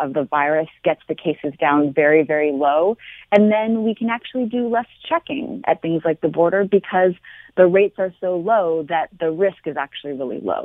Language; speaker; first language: English; native; English